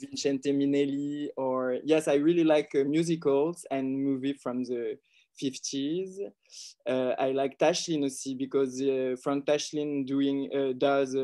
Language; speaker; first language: English; non-native, learner; French